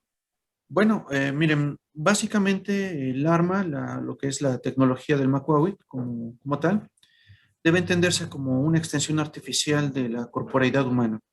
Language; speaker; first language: Spanish; native; Spanish